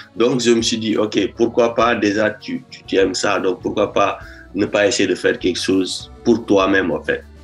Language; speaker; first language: French; non-native, local second language; Wolof